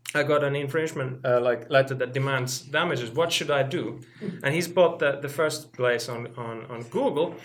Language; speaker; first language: English; non-native, fluent; Finnish